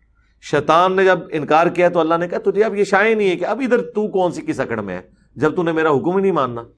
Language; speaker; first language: Urdu; native; Urdu